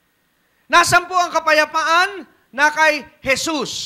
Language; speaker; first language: Filipino; native; Filipino